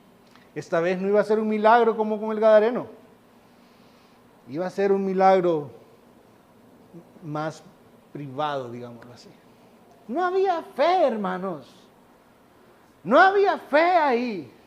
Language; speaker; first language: Spanish; native; Spanish